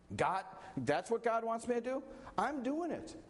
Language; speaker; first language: English; native; English